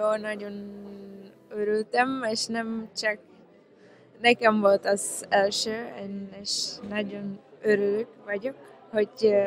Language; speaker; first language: Hungarian; non-native, learner; Czech